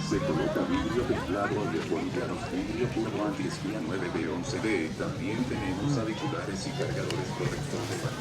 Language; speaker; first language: Spanish; native; Spanish